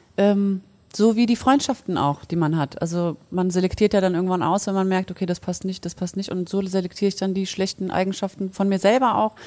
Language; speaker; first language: German; early bilingual, other home language; Polish